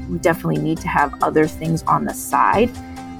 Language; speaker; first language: English; native; English